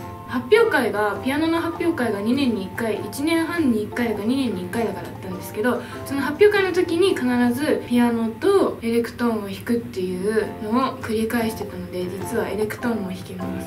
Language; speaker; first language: Japanese; native; Japanese